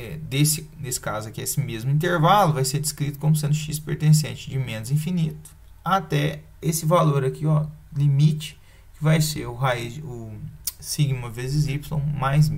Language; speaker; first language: Portuguese; native; Portuguese